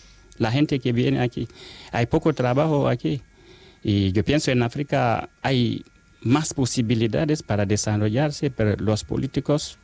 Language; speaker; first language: Spanish; non-native, fluent; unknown